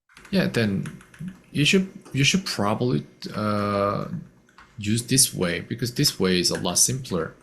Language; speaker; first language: English; non-native, fluent; Korean